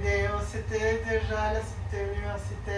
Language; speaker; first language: French; non-native, learner; Spanish